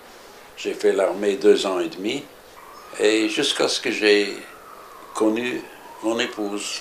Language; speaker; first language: French; early bilingual, other home language; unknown